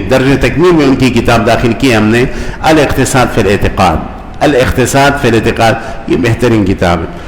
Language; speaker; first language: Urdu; non-native, local second language; Pashto